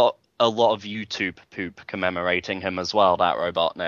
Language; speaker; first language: English; native; English